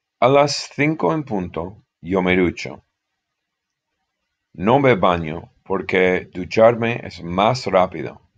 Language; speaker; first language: Spanish; non-native, fluent; English